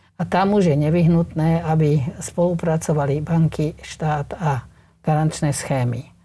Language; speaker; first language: Slovak; native; Slovak